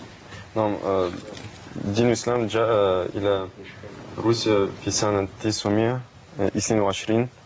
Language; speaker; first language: Arabic; non-native, learner; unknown